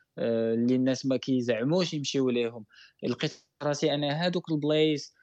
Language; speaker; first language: French; non-native, local second language; Arabic